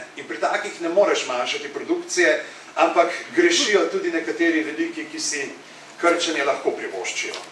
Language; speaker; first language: Slovenian; native; Slovenian